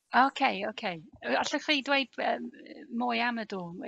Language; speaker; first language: Welsh; non-native, fluent; English